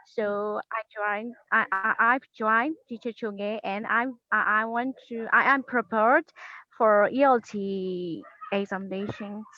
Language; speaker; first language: English; non-native, learner; Burmese